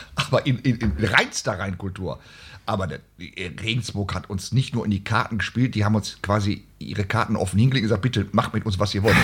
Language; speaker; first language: German; native; German